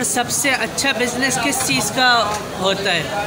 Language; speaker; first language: Hindi; native; Hindi